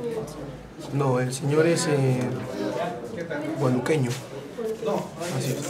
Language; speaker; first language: Spanish; native; Spanish